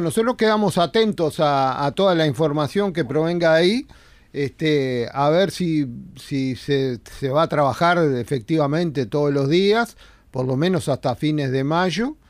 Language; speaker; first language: Spanish; native; Spanish